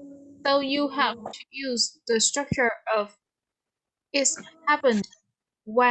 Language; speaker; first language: English; non-native, fluent; Vietnamese